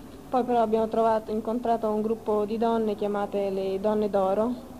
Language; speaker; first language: Italian; native; Italian